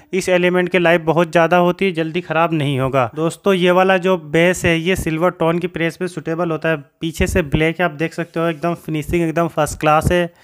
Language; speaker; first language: Hindi; native; Hindi